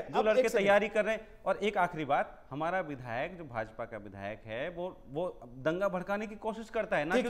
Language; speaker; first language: Hindi; native; Hindi